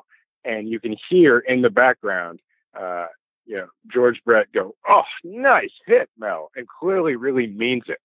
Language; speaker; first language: English; native; English